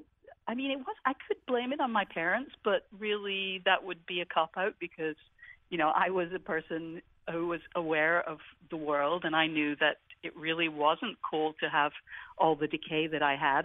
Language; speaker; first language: English; native; English